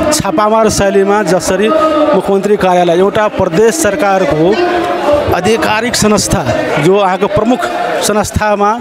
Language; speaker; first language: Nepali; non-native, local second language; Maithili